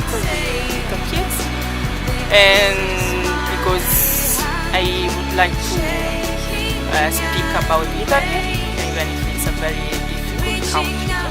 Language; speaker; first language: English; non-native, learner; Italian